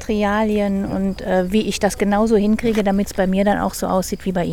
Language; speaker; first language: German; native; German